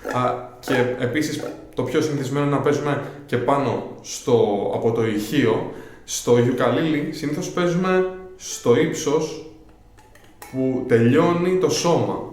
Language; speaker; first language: Greek; native; Greek